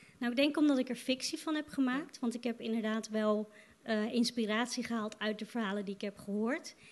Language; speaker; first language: Dutch; native; Dutch